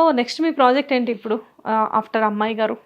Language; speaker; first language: Telugu; native; Telugu